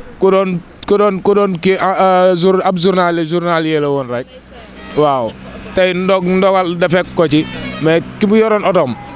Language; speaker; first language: Wolof; native; Wolof